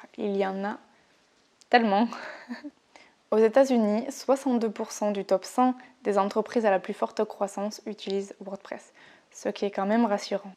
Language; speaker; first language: French; native; French